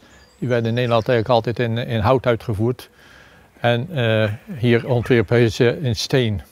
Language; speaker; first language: Dutch; native; Dutch